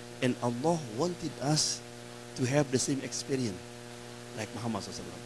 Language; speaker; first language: English; non-native, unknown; Indonesian